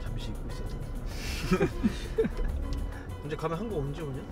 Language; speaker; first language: Korean; native; Korean